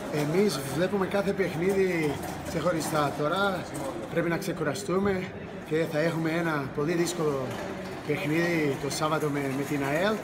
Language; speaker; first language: Greek; non-native, fluent; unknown